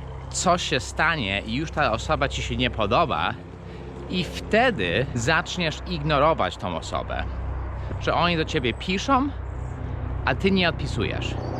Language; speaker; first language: Polish; non-native, fluent; English